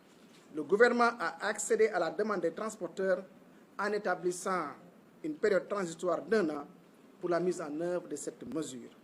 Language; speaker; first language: French; non-native, local second language; Wolof